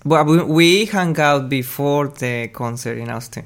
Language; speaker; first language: English; non-native, fluent; Spanish